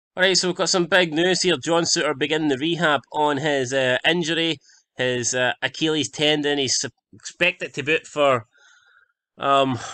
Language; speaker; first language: English; native; English